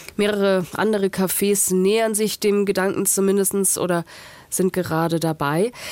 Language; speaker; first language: German; native; German